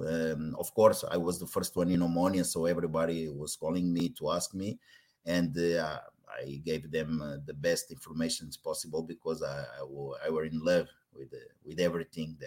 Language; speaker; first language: English; non-native, learner; Portuguese